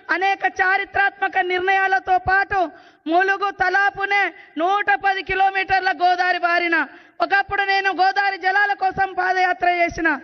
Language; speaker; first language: Telugu; native; Telugu